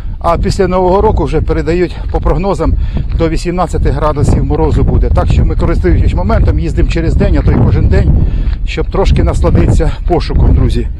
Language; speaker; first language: Ukrainian; non-native, local second language; Russian